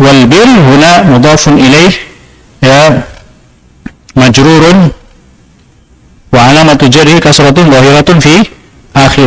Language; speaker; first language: Arabic; non-native, fluent; Indonesian